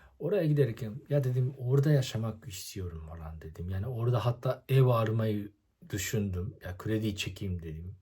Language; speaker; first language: Turkish; non-native, fluent; Japanese